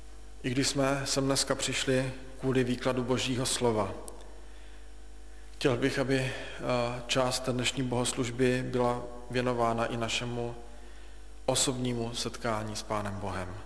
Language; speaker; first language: Czech; native; Czech